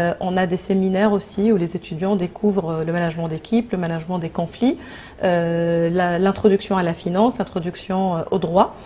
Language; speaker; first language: French; non-native, local second language; Arabic